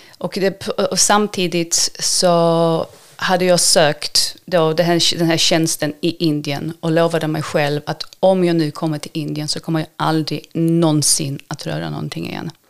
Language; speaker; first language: Swedish; early bilingual, other home language; Polish